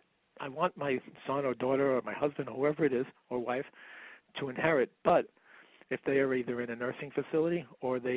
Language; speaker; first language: English; native; English